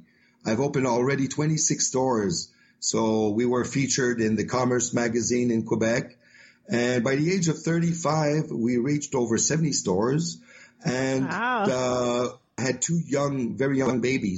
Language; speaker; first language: English; non-native, fluent; French